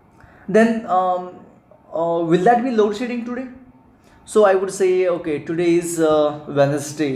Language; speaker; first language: English; non-native, local second language; Hindi